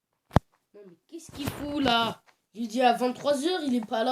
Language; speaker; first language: French; native; French